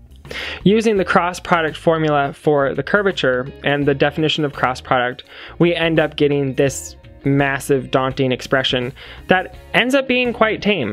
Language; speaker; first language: English; native; English